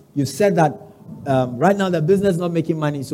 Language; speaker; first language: English; non-native, local second language; Ga